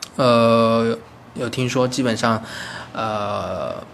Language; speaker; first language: Chinese; native; Chinese